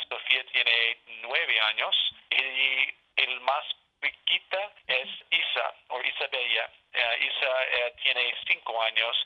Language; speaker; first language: Spanish; non-native, learner; English